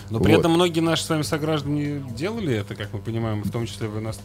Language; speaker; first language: Russian; native; Russian